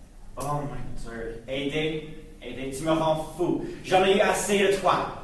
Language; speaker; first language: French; non-native, learner; English